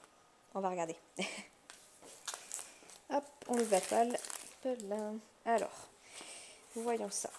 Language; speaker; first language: French; native; French